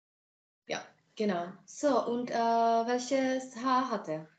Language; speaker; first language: German; non-native, fluent; Czech